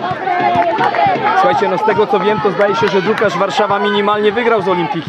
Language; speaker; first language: Polish; native; Polish